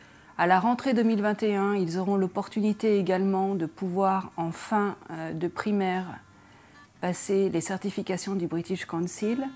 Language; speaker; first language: French; non-native, fluent; Greek